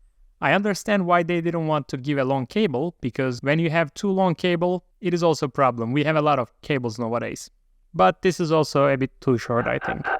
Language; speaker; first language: English; non-native, fluent; Turkish